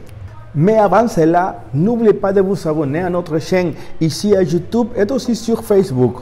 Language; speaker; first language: French; non-native, learner; Spanish